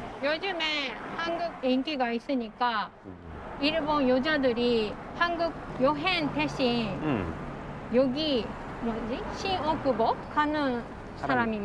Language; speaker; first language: Korean; non-native, learner; Japanese